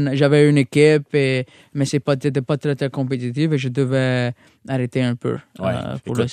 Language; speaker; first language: French; non-native, local second language; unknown